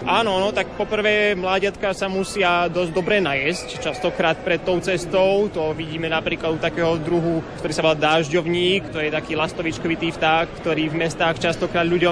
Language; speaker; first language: Slovak; native; Slovak